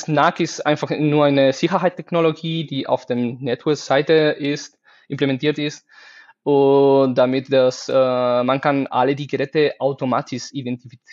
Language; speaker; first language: German; non-native, learner; Spanish